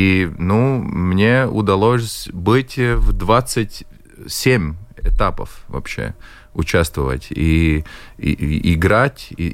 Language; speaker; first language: Russian; non-native, local second language; Latvian